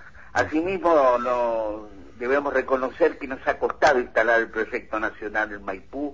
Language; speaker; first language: Spanish; native; Spanish